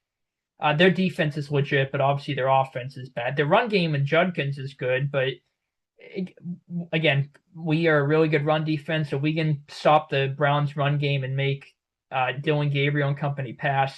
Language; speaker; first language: English; native; English